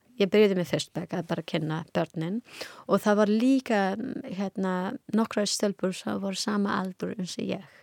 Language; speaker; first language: Icelandic; non-native, learner; Persian